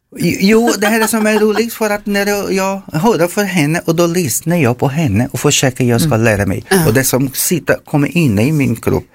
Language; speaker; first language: Swedish; non-native, learner; Portuguese